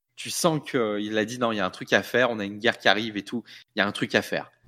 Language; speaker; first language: French; native; French